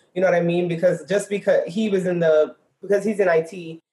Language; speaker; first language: English; native; English